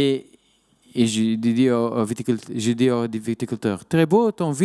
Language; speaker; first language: French; non-native, fluent; Portuguese